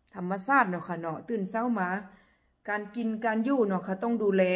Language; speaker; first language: Northeastern Thai; non-native, local second language; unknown